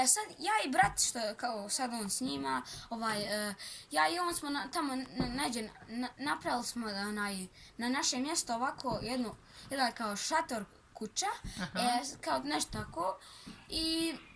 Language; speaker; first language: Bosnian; early bilingual, heritage; Bosnian